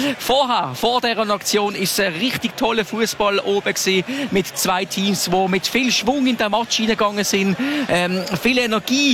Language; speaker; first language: German; native; German